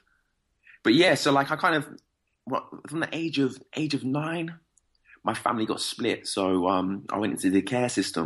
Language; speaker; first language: English; native; English